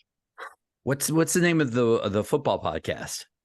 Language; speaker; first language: English; native; English